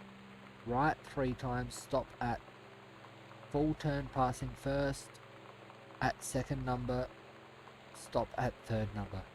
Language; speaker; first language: English; native; English